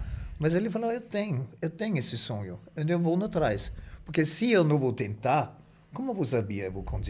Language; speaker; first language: Portuguese; non-native, fluent; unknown